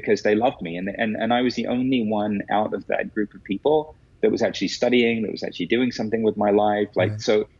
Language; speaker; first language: English; native; English